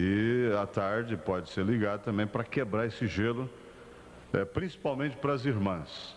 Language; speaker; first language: Portuguese; native; Portuguese